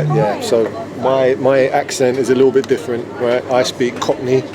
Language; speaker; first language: English; native; English